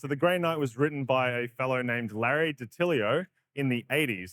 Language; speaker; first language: English; native; English